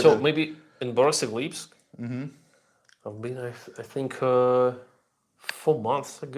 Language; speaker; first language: English; non-native, learner; Russian